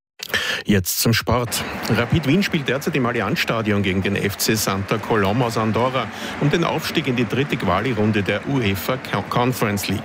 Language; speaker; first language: German; native; German